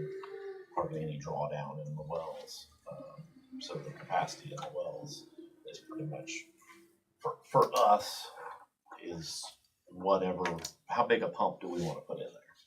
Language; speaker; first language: English; native; English